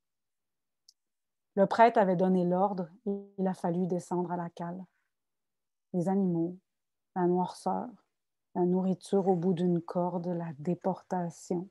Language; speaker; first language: French; native; French